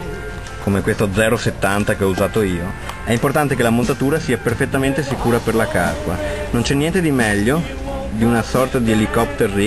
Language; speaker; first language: Italian; native; Italian